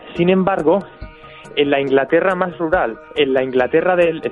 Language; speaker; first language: Spanish; native; Spanish